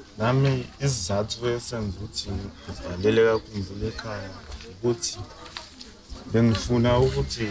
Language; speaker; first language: Zulu; native; Zulu